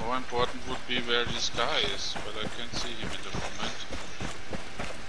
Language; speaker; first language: English; non-native, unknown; German